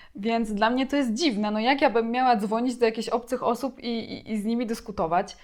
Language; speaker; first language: Polish; native; Polish